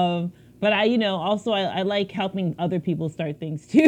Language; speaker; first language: English; native; English